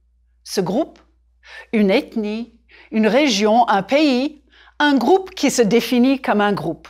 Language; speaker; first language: French; non-native, fluent; English